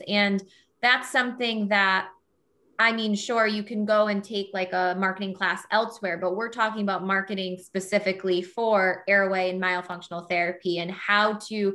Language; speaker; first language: English; native; English